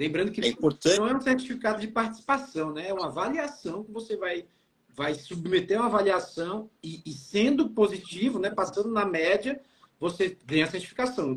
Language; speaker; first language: Portuguese; native; Portuguese